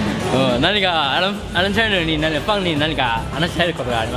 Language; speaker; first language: Japanese; non-native, learner; Chinese